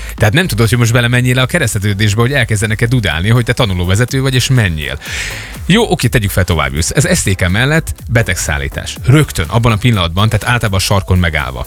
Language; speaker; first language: Hungarian; native; Hungarian